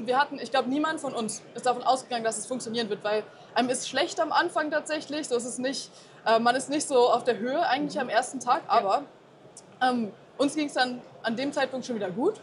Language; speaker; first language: German; native; German